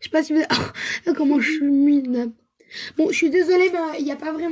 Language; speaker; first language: French; native; French